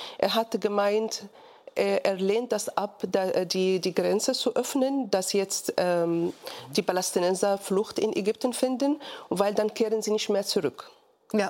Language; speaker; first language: German; non-native, fluent; Arabic